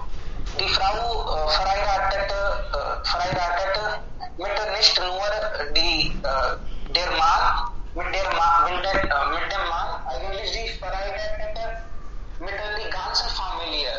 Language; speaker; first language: German; non-native, learner; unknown